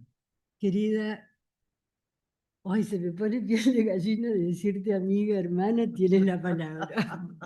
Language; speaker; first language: Spanish; native; Spanish